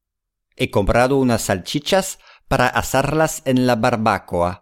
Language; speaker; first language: Spanish; non-native, fluent; English